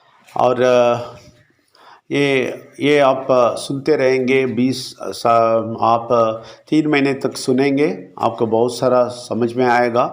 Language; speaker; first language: Hindi; non-native, local second language; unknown